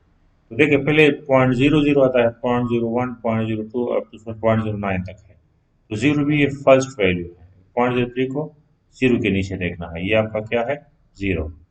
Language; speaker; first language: Hindi; non-native, local second language; Punjabi